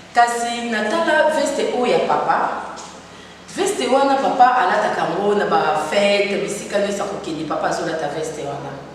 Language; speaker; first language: Lingala; native; Lingala